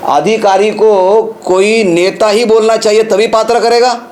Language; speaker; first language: Hindi; non-native, local second language; Marathi